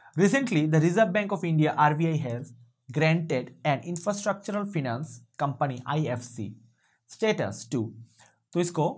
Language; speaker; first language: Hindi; non-native, local second language; Bangla